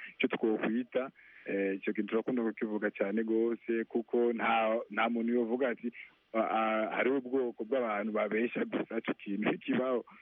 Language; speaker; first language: Rundi; non-native, local second language; Swahili